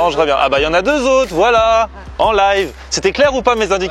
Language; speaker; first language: French; native; French